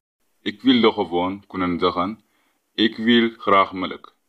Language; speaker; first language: Dutch; non-native, learner; Tigrinya